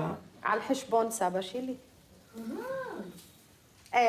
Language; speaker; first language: Hebrew; non-native, local second language; Arabic